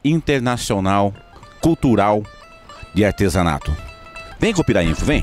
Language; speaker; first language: Portuguese; native; Portuguese